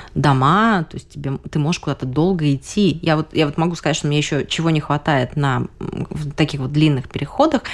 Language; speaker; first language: Russian; native; Russian